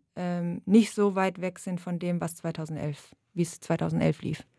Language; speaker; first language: German; native; German